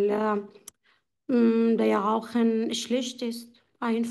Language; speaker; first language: German; non-native, fluent; Arabic